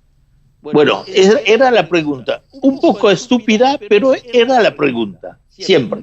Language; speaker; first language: Spanish; non-native, fluent; French